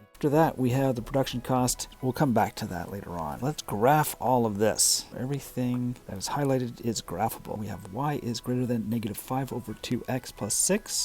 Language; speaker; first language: English; native; English